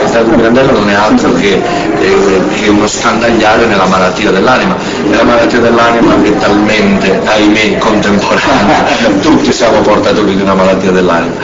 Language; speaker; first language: Italian; native; Italian